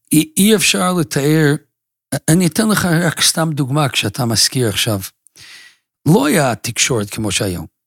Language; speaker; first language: Hebrew; non-native, fluent; English